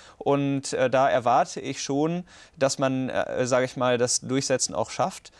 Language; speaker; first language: German; native; German